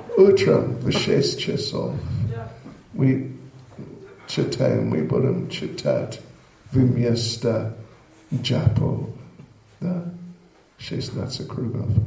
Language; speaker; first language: Russian; non-native, learner; English